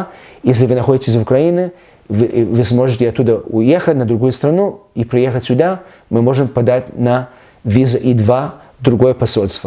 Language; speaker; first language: Russian; early bilingual, heritage; Russian